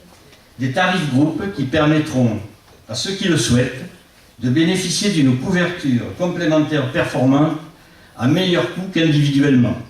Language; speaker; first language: French; native; French